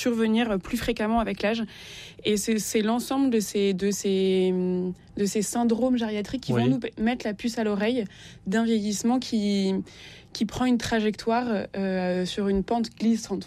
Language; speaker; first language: French; native; French